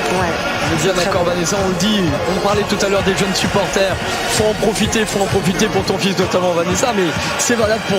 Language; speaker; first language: French; native; French